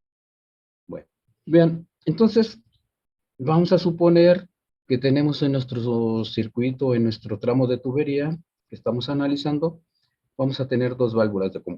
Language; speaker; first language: Spanish; native; Spanish